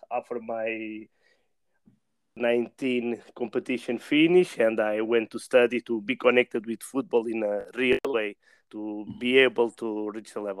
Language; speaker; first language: English; non-native, learner; Portuguese